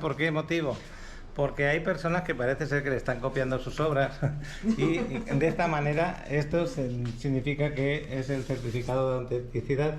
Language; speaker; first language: Spanish; native; Spanish